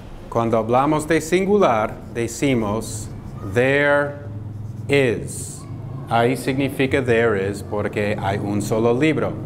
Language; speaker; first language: Spanish; non-native, fluent; English